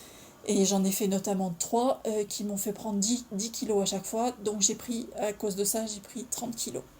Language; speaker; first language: French; native; French